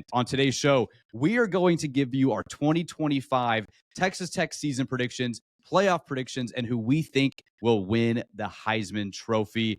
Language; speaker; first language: English; native; English